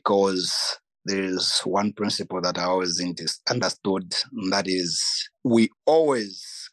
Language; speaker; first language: English; non-native, local second language; Nyanja